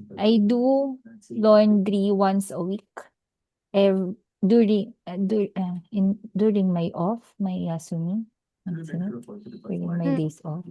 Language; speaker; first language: English; non-native, local second language; Filipino